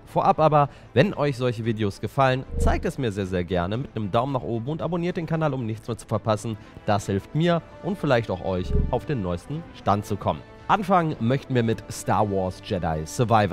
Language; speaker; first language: German; native; German